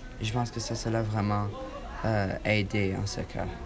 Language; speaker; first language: French; non-native, learner; English